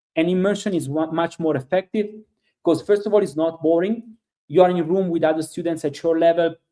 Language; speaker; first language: English; non-native, fluent; Italian